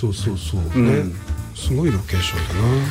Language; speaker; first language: Japanese; native; Japanese